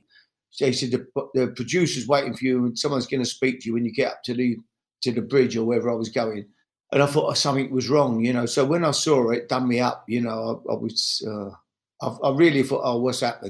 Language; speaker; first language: English; native; English